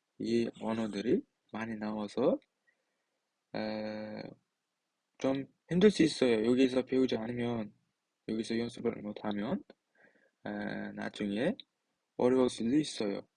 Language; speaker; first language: Korean; non-native, fluent; Uzbek